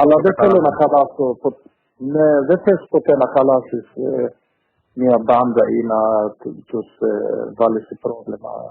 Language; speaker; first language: Greek; early bilingual, heritage; Greek